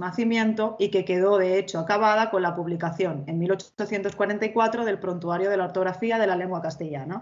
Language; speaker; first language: Spanish; native; Spanish